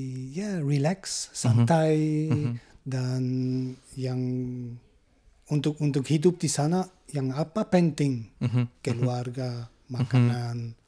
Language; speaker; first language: Indonesian; non-native, learner; German